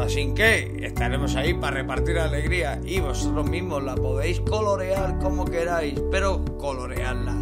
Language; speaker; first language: Spanish; native; Spanish